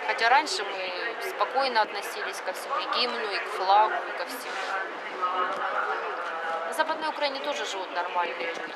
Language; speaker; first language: Russian; native; Russian